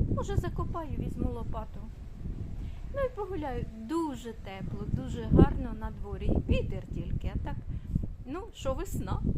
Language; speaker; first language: Ukrainian; native; Ukrainian